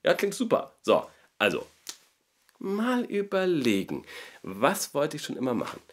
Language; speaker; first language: German; native; German